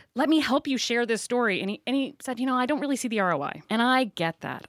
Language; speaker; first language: English; native; English